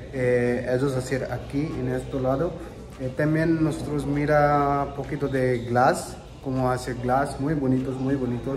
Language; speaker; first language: Spanish; non-native, learner; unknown